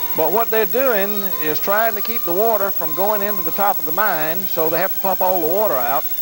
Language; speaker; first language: English; native; English